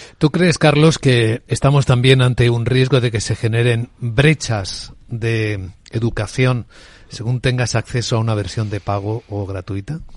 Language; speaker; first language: Spanish; native; Spanish